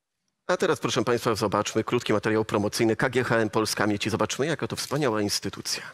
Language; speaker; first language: Polish; native; Polish